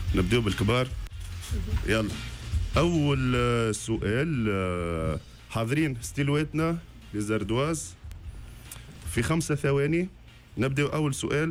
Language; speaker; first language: Arabic; native; Arabic